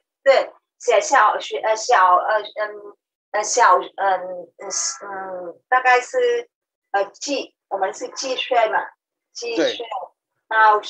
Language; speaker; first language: Chinese; non-native, learner; Vietnamese